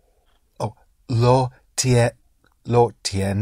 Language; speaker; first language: Spanish; non-native, learner; English